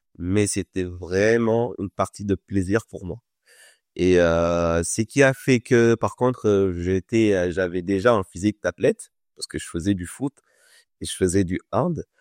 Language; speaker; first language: French; non-native, local second language; Wolof